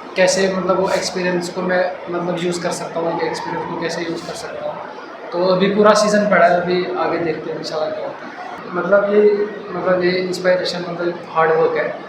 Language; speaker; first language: Hindi; non-native, local second language; Kashmiri